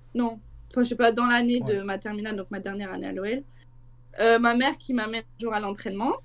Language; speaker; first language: French; native; French